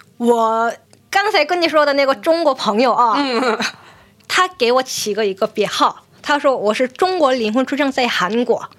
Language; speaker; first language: Chinese; non-native, fluent; Korean